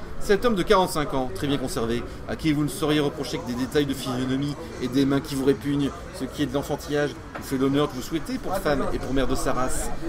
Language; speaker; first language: French; native; French